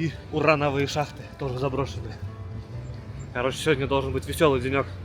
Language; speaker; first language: Russian; native; Russian